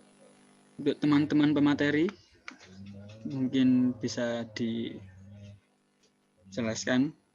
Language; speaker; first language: Indonesian; native; Indonesian